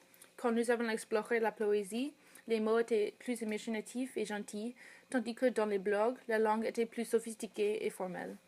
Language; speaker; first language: French; non-native, fluent; English